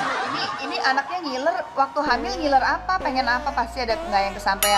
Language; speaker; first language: Indonesian; native; Indonesian